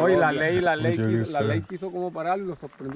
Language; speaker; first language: Spanish; native; Spanish